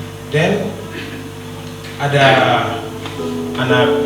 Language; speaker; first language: Indonesian; non-native, learner; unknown